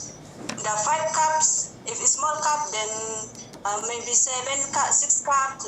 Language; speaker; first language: English; non-native, learner; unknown